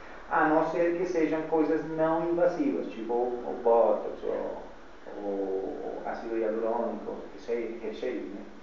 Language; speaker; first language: Portuguese; non-native, fluent; Spanish